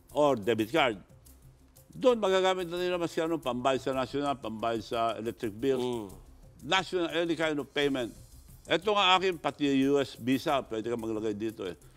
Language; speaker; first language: Filipino; non-native, local second language; Iloko